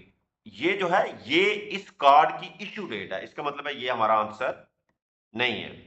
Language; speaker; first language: Urdu; non-native, local second language; Punjabi